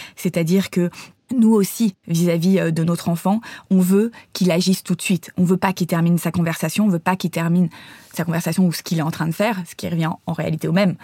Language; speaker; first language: French; native; French